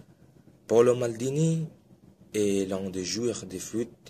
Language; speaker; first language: French; non-native, fluent; Indonesian